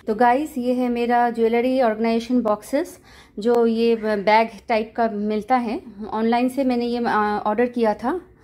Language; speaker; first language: Hindi; non-native, local second language; Bangla